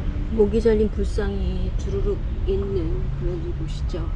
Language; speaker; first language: Korean; native; Korean